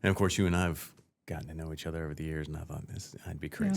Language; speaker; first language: English; native; English